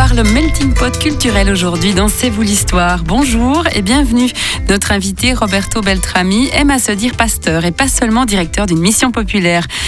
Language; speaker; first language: French; native; French